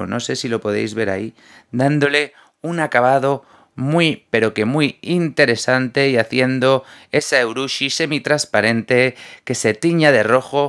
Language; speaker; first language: Spanish; native; Spanish